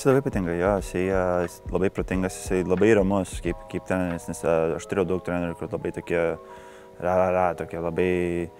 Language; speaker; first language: Lithuanian; early bilingual, heritage; Lithuanian